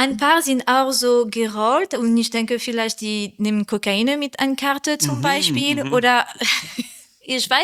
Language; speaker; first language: German; non-native, learner; French